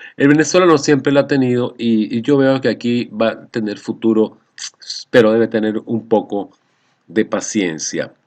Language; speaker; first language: Spanish; native; Spanish